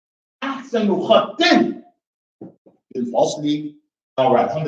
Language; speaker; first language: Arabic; non-native, fluent; English